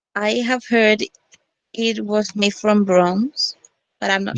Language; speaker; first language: English; non-native, learner; Spanish